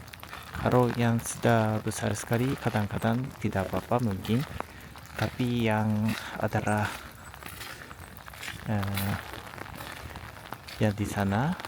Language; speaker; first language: Indonesian; non-native, learner; Japanese